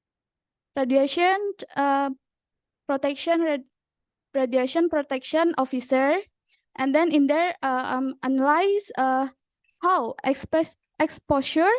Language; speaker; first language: English; non-native, learner; Indonesian